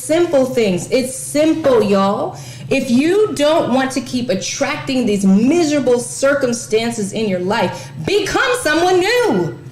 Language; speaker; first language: English; native; English